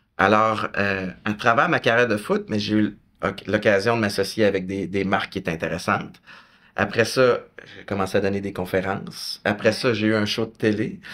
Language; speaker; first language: French; native; French